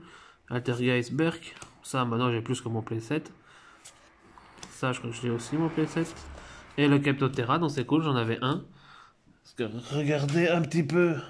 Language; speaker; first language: French; native; French